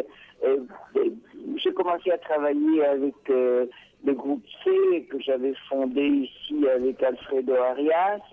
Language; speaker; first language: French; non-native, fluent; Spanish